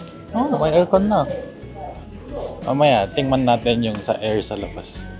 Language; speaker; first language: Filipino; non-native, learner; Korean